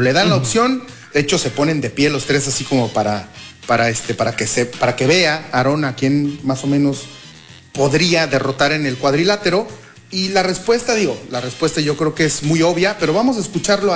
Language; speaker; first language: Spanish; native; Spanish